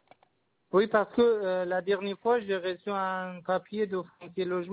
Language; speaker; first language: French; non-native, learner; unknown